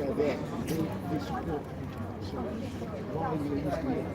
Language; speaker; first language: English; non-native, learner; Ukrainian